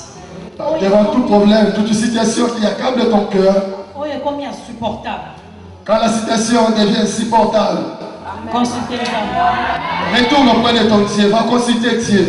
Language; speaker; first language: French; non-native, local second language; Lingala